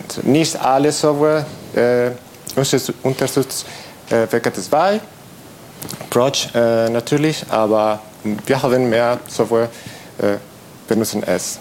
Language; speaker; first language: German; non-native, fluent; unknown